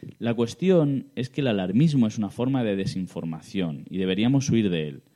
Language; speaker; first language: Spanish; native; Spanish